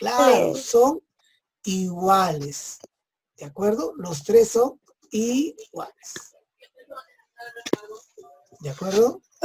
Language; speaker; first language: Spanish; native; Spanish